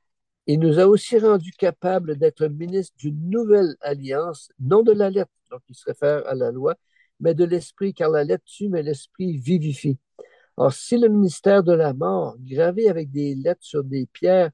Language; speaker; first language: French; native; French